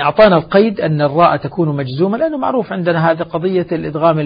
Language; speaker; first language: Arabic; native; Arabic